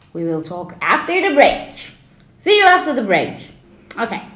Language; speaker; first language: English; non-native, fluent; Persian